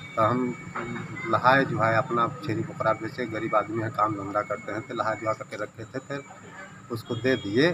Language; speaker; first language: Hindi; native; Hindi